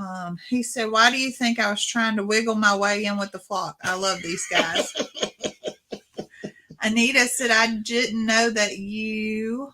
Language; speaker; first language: English; native; English